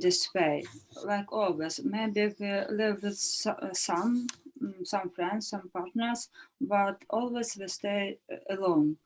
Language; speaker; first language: English; non-native, learner; Ukrainian